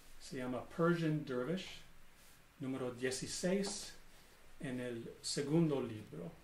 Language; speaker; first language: Spanish; non-native, learner; English